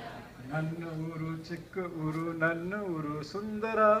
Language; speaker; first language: Kannada; non-native, learner; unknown